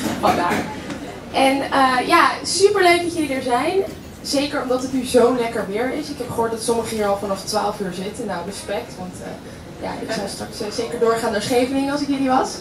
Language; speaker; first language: Dutch; early bilingual, other home language; Russian